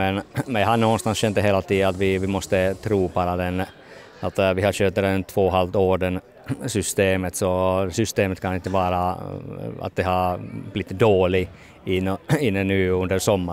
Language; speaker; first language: Swedish; non-native, fluent; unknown